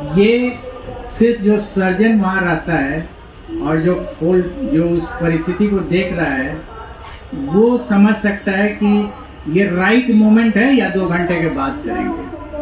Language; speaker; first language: Hindi; native; Hindi